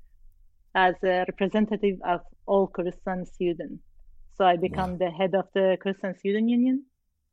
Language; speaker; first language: English; non-native, fluent; Persian